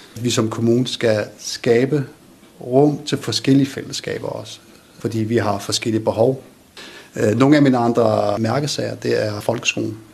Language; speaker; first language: Danish; early bilingual, other home language; Kurdish